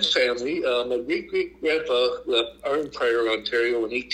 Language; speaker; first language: English; native; English